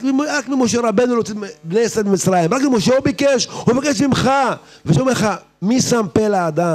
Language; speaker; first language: Hebrew; native; Hebrew